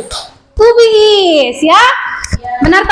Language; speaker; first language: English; non-native, fluent; Indonesian